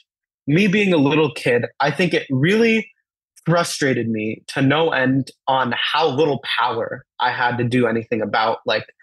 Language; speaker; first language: English; early bilingual, other home language; Telugu